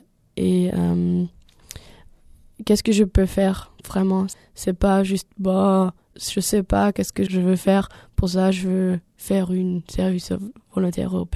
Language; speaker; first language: French; non-native, learner; German